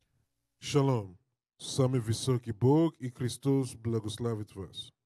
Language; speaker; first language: Russian; non-native, learner; English